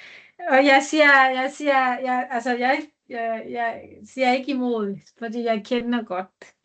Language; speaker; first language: Danish; non-native, learner; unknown